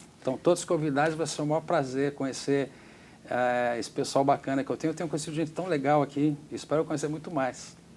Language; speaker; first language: Portuguese; native; Portuguese